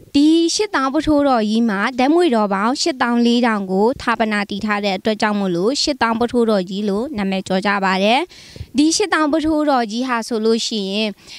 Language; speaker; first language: Burmese; native; Burmese